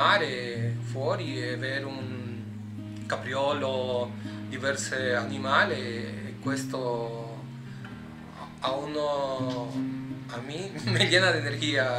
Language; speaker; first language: Italian; non-native, learner; Spanish